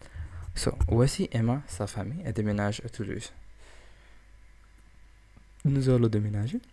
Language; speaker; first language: French; non-native, learner; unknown